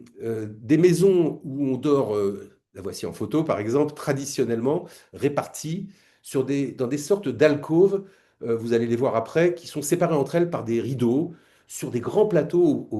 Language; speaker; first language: French; native; French